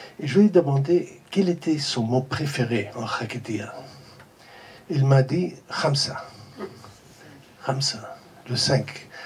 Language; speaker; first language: French; non-native, fluent; English